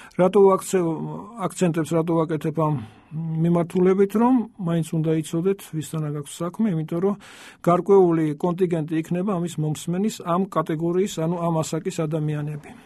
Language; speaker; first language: Georgian; native; Georgian